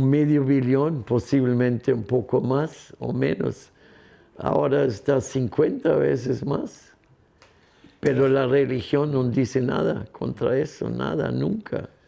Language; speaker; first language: Spanish; non-native, fluent; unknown